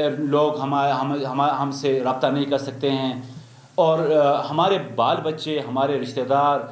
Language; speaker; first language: Urdu; non-native, local second language; Khowar